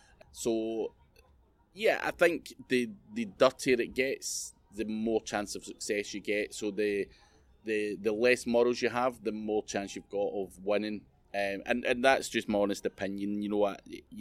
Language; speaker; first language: English; native; English